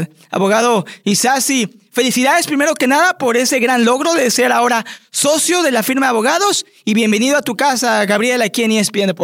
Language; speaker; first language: Spanish; native; Spanish